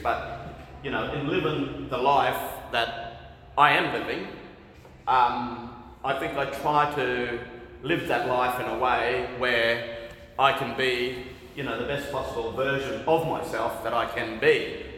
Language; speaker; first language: English; native; English